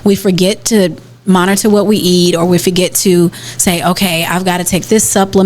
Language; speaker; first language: English; native; English